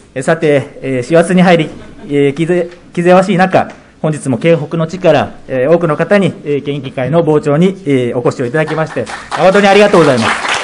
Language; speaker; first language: Japanese; native; Japanese